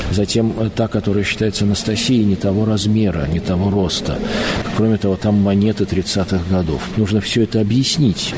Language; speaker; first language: Russian; native; Russian